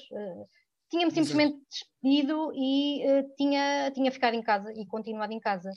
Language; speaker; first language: Portuguese; early bilingual, other home language; French